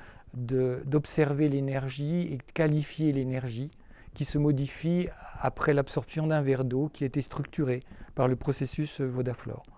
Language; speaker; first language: French; native; French